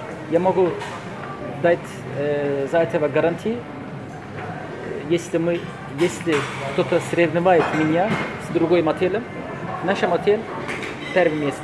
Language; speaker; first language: Russian; non-native, local second language; Turkish